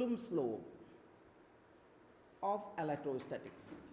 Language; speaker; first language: English; non-native, local second language; Manipuri